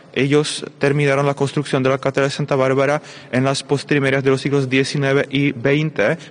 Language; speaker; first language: Spanish; non-native, fluent; Czech